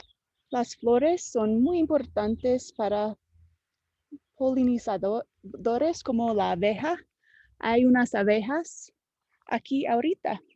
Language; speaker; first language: Spanish; non-native, fluent; English